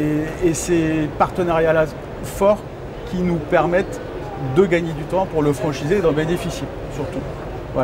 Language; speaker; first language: French; native; French